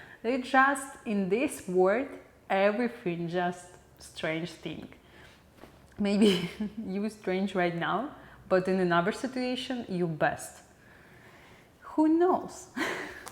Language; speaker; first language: English; non-native, learner; Russian